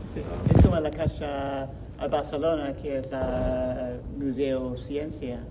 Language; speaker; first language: Catalan; non-native, learner; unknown